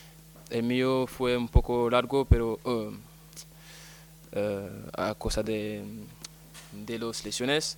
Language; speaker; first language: Spanish; non-native, learner; French